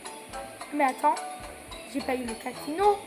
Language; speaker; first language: French; native; French